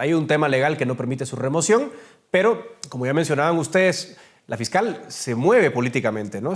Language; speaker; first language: Spanish; native; Spanish